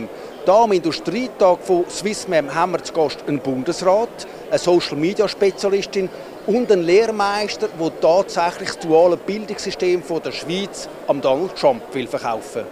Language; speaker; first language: German; native; German